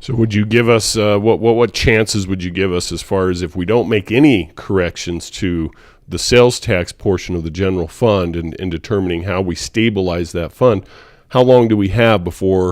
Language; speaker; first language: English; native; English